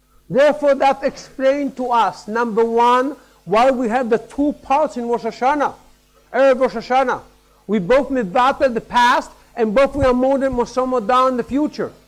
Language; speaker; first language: English; non-native, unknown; Hebrew